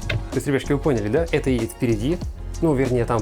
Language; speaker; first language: Russian; native; Russian